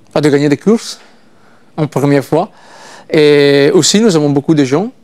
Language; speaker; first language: French; non-native, learner; Italian